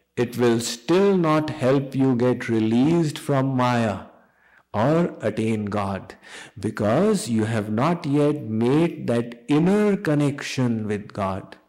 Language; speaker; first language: English; non-native, local second language; Hindi